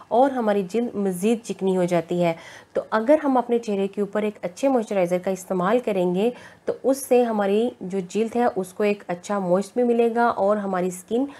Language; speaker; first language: Urdu; native; Urdu